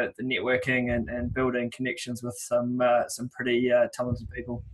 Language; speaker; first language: English; native; English